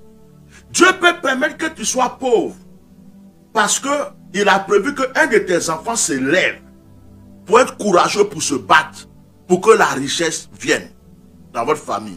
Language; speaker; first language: French; non-native, local second language; Baoulé